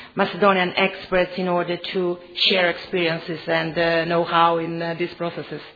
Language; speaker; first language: English; non-native, fluent; Macedonian